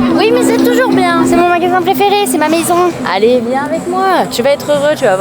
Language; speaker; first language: French; native; French